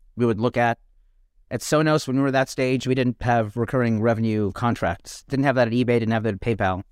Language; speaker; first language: English; native; English